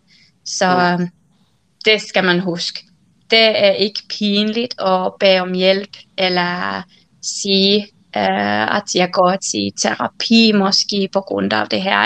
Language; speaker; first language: Danish; non-native, fluent; Finnish